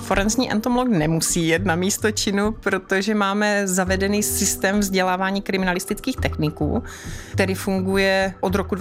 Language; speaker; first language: Czech; native; Czech